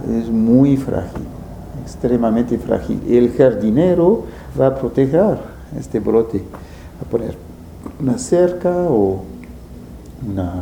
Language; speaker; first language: Spanish; non-native, fluent; French